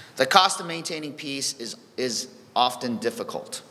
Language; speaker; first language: English; early bilingual, other home language; Korean